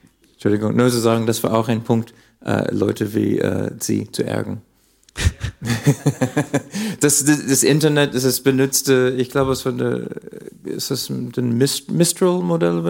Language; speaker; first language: German; non-native, learner; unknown